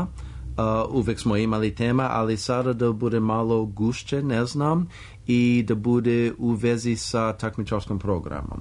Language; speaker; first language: Serbian; non-native, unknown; English